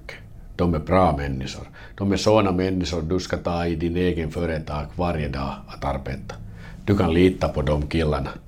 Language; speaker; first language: Swedish; non-native, fluent; Finnish